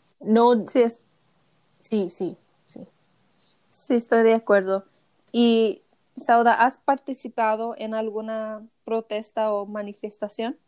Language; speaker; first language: Spanish; early bilingual, heritage; Spanish